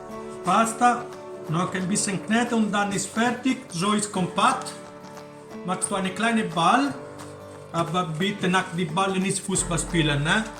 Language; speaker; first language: German; non-native, learner; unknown